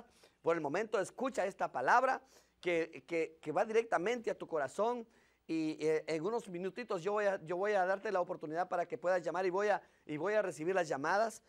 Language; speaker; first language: Spanish; native; Spanish